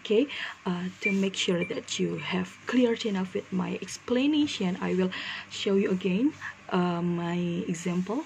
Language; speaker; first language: English; non-native, fluent; Indonesian